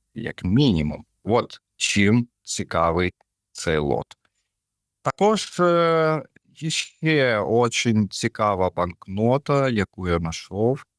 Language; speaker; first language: Ukrainian; non-native, local second language; Russian